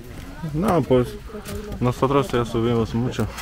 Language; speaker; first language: Spanish; non-native, fluent; Russian